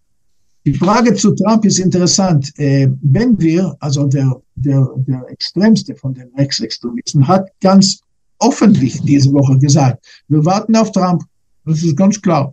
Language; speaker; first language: German; non-native, fluent; English